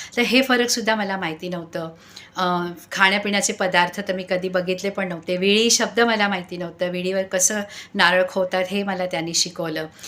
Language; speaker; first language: Marathi; non-native, local second language; Sindhi